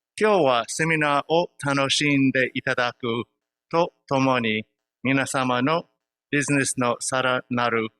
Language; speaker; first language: Japanese; non-native, fluent; English